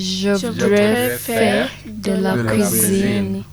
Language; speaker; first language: French; non-native, learner; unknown